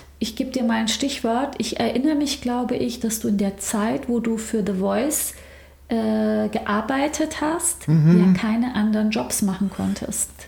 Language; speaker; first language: German; native; German